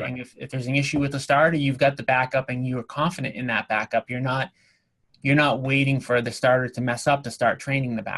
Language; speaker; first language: English; native; English